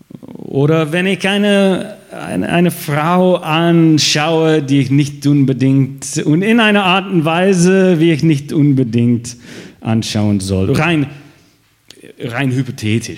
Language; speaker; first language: German; non-native, fluent; English